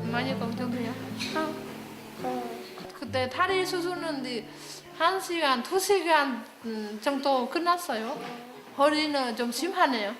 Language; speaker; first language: Korean; non-native, learner; Vietnamese